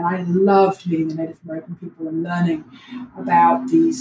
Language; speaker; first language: English; native; English